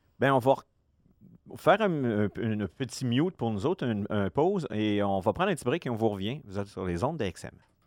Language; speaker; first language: French; native; French